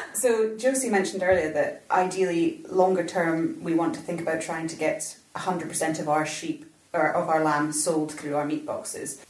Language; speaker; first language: English; native; English